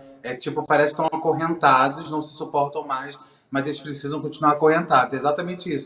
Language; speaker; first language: Portuguese; native; Portuguese